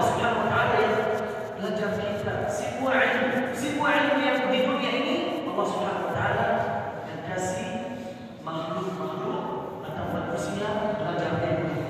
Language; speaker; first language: Indonesian; non-native, learner; Arabic